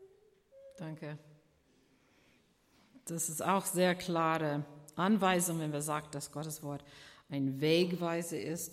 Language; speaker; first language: German; non-native, fluent; English